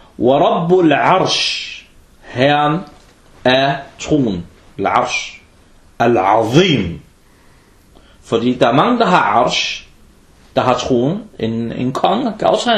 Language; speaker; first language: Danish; early bilingual, other home language; Arabic